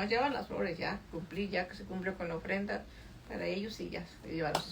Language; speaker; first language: Spanish; native; Spanish